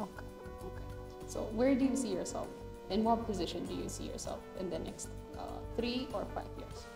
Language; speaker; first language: English; non-native, local second language; Amharic